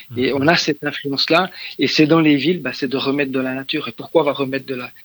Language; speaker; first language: French; native; French